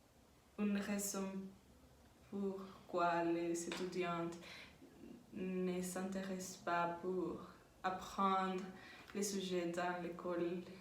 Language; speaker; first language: French; non-native, learner; Spanish